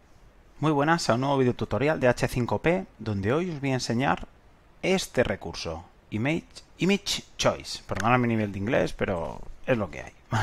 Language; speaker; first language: Spanish; native; Spanish